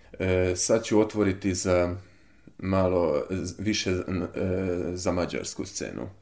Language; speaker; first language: Serbian; non-native, local second language; Hungarian